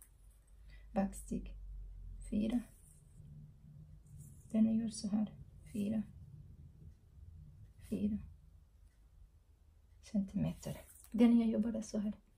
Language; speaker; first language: Swedish; non-native, learner; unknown